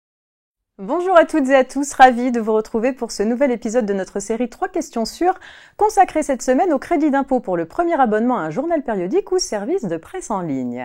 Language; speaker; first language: French; native; French